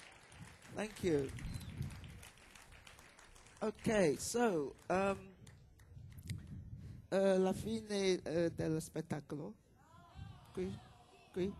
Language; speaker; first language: Italian; non-native, learner; English